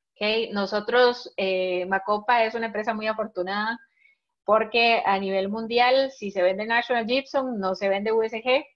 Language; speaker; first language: Spanish; native; Spanish